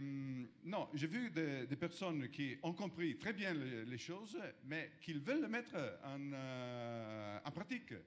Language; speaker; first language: French; non-native, fluent; Italian